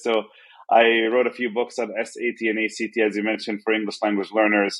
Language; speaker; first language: English; non-native, fluent; Arabic